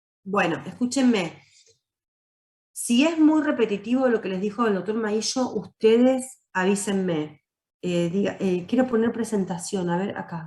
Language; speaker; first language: Spanish; native; Spanish